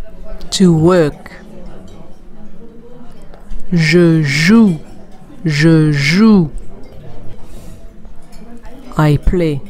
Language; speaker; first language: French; non-native, fluent; English